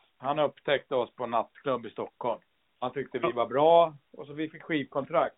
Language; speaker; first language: Swedish; early bilingual, other home language; English